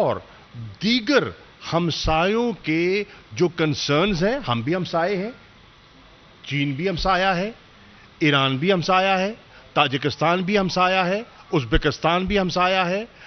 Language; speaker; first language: Urdu; non-native, local second language; Saraiki